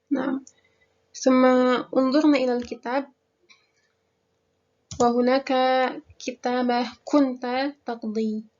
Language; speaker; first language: Arabic; non-native, fluent; Indonesian